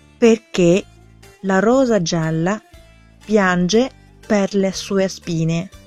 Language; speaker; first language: Italian; non-native, fluent; Chinese